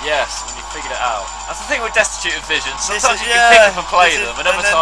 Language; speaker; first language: English; native; English